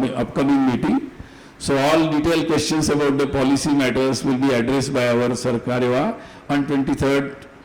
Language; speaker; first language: English; non-native, local second language; Hindi